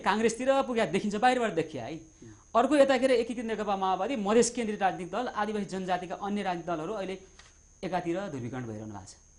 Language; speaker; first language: Nepali; native; Nepali